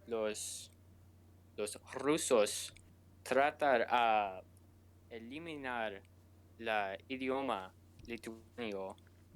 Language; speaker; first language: Spanish; non-native, learner; English